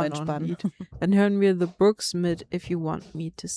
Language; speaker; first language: German; native; German